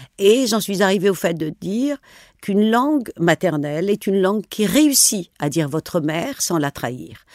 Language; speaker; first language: French; non-native, local second language; Arabic